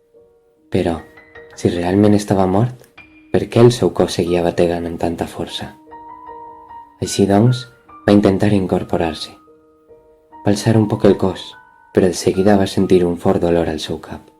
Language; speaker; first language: Catalan; native; Catalan